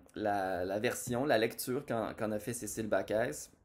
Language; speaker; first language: French; native; French